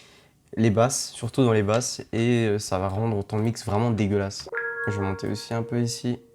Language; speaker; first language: French; native; French